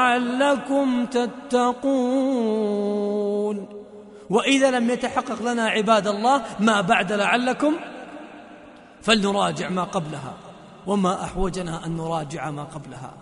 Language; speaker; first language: Arabic; native; Arabic